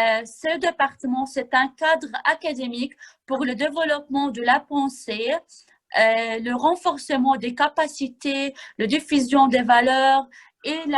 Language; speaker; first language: French; non-native, fluent; Arabic